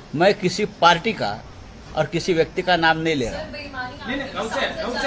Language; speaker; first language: Hindi; non-native, local second language; Marathi